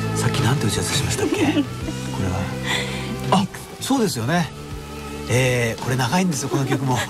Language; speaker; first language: Japanese; native; Japanese